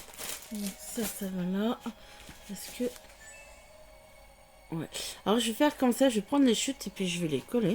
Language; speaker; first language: French; native; French